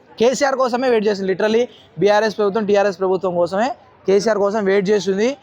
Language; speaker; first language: Telugu; native; Telugu